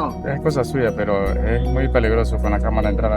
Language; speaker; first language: Spanish; native; Spanish